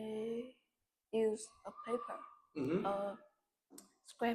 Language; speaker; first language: English; non-native, learner; Vietnamese